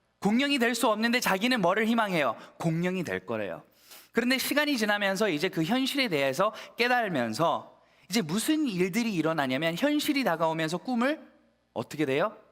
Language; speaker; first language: Korean; early bilingual, heritage; Korean